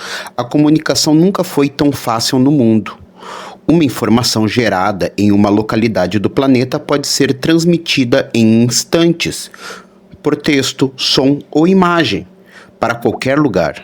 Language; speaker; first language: Portuguese; native; Portuguese